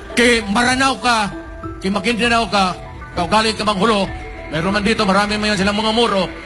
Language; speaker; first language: Filipino; non-native, local second language; Cebuano